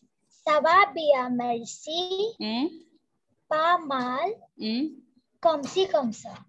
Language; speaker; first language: French; non-native, learner; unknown